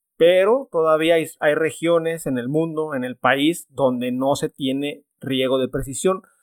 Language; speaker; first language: Spanish; native; Spanish